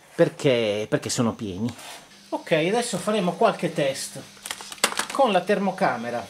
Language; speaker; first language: Italian; native; Italian